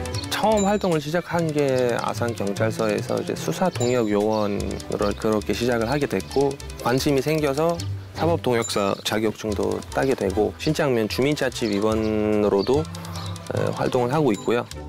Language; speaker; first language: Korean; non-native, fluent; Uzbek